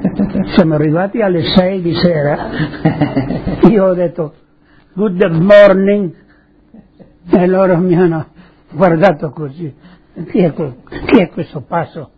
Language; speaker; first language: Italian; early bilingual, heritage; Italian